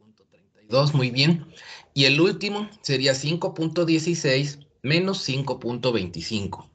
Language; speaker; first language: Spanish; native; Spanish